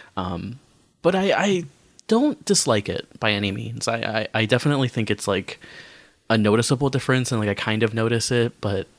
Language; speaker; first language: English; native; English